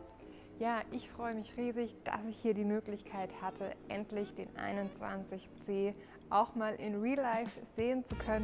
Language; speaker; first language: German; native; German